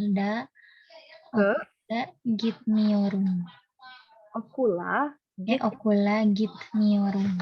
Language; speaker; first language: Turkish; non-native, learner; Indonesian